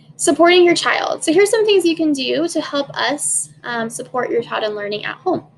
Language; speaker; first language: English; native; English